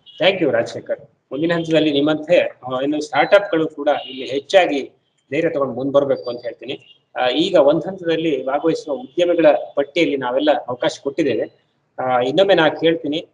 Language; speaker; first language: Kannada; native; Kannada